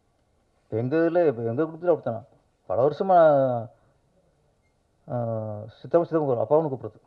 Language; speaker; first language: Tamil; native; Tamil